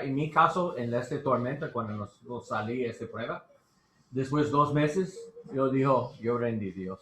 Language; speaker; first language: Spanish; non-native, learner; English